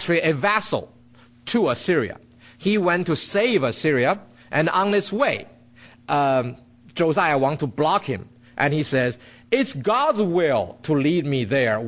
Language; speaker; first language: English; non-native, fluent; Chinese